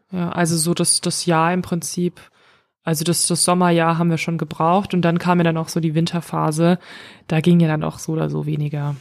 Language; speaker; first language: German; native; German